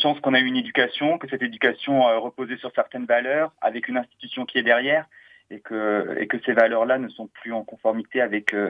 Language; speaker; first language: French; native; French